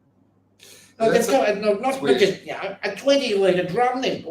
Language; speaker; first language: English; native; English